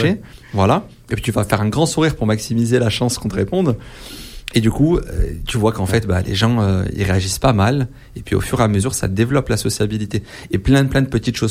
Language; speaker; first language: French; native; French